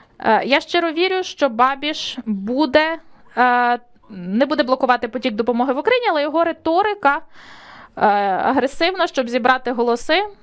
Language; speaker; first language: Ukrainian; non-native, fluent; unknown